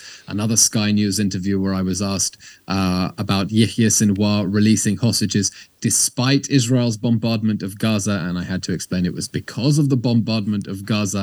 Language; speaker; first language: English; native; English